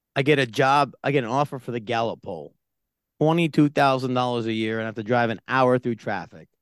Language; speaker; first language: English; native; English